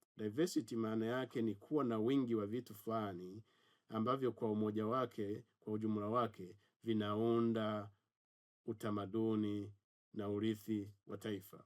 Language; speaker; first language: Swahili; non-native, local second language; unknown